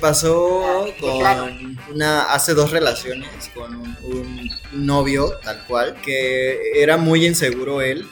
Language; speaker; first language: Spanish; native; Spanish